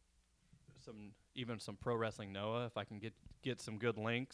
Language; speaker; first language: English; native; English